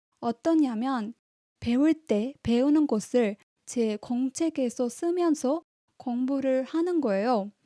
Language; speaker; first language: Korean; non-native, fluent; Tamil